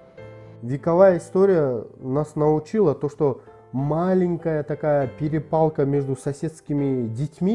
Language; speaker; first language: Russian; non-native, local second language; Kyrgyz